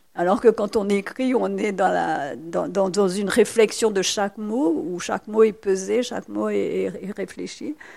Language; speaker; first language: French; native; French